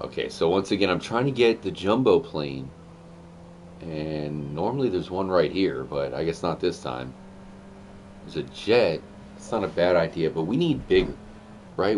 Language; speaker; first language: English; native; English